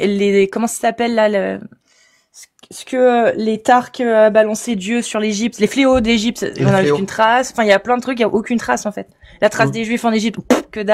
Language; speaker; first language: French; native; French